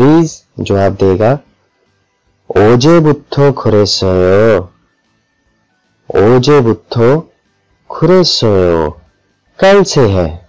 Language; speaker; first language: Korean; non-native, fluent; Urdu